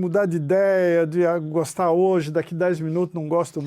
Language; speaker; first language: Portuguese; native; Portuguese